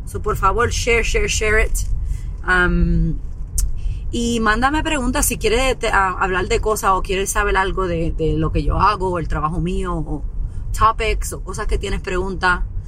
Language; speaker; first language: Spanish; early bilingual, other home language; English